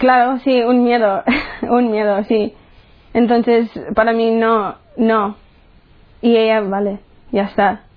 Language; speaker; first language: Spanish; early bilingual, heritage; English